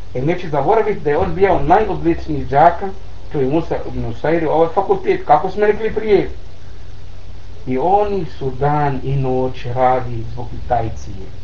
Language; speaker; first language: Bosnian; non-native, learner; Arabic